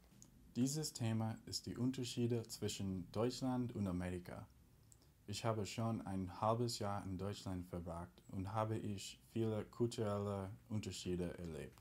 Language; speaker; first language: German; non-native, learner; English